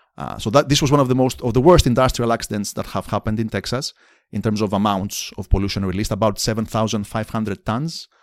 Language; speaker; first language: English; non-native, fluent; Greek